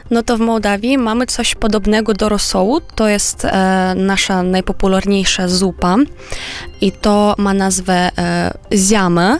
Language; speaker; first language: Polish; non-native, fluent; Romanian